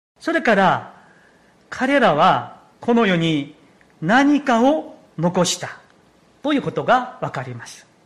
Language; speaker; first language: Japanese; non-native, fluent; Korean